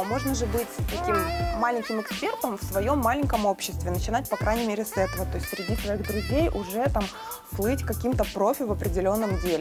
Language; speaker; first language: Russian; native; Russian